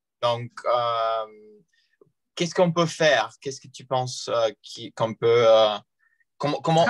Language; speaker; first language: French; non-native, learner; Portuguese